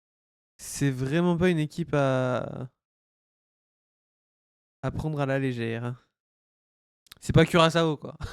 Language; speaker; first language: French; native; French